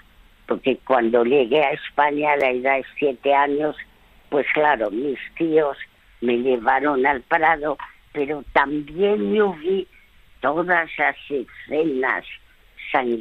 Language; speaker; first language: Spanish; early bilingual, other home language; French